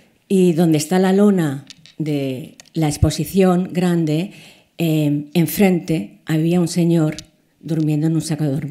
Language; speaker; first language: Spanish; native; Spanish